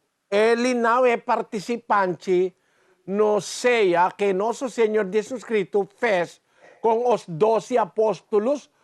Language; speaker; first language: Portuguese; non-native, learner; Filipino